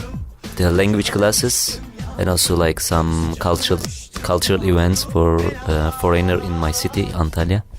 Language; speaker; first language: English; non-native, learner; Turkish